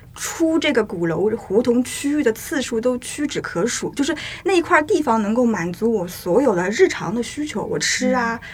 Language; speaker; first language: Chinese; native; Chinese